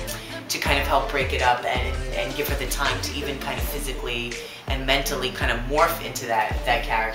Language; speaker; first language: English; native; English